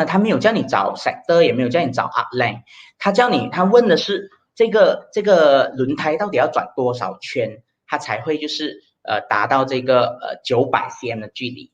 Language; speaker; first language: Chinese; native; Chinese